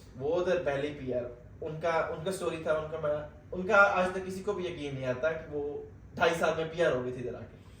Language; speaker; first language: Hindi; non-native, local second language; Punjabi